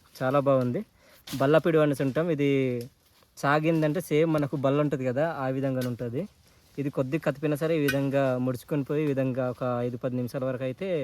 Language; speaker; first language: Telugu; non-native, local second language; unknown